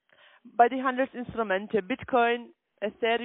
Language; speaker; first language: German; non-native, learner; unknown